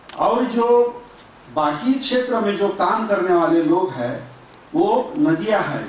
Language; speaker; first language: Hindi; non-native, local second language; Marathi